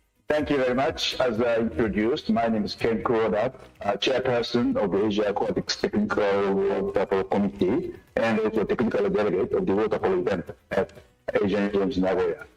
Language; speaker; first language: English; non-native, fluent; Japanese